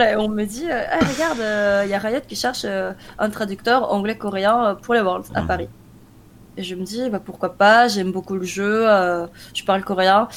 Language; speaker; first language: French; early bilingual, other home language; Korean